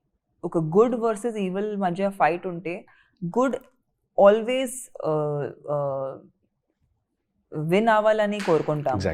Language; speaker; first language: Telugu; non-native, fluent; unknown